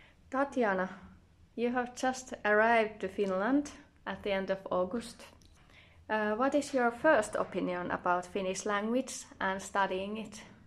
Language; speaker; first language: English; non-native, fluent; Finnish